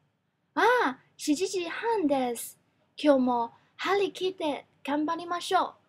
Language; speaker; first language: Japanese; non-native, learner; Cantonese